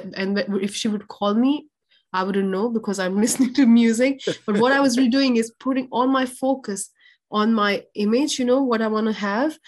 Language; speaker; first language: English; non-native, local second language; Urdu